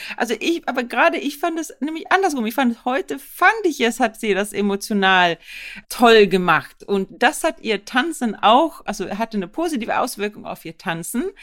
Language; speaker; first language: German; non-native, fluent; Swedish